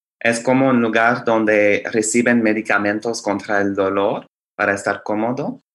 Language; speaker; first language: Spanish; non-native, fluent; English